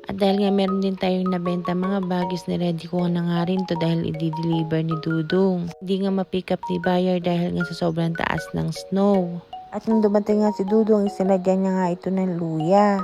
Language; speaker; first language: Filipino; native; Filipino